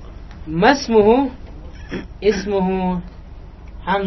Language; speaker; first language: Arabic; non-native, learner; Indonesian